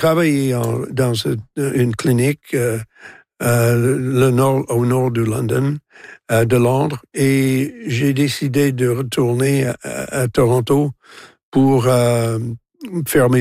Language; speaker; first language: French; non-native, local second language; English